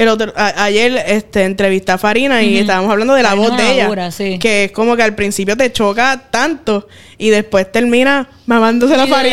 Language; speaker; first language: Spanish; native; Spanish